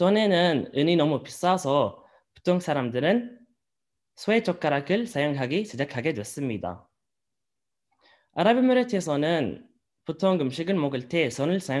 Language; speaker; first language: Korean; non-native, learner; Arabic